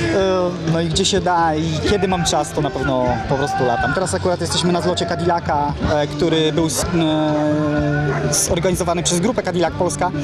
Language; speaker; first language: Polish; native; Polish